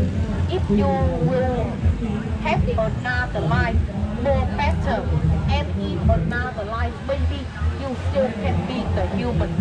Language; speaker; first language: English; non-native, learner; Vietnamese